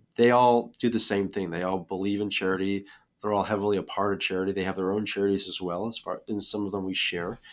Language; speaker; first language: English; native; English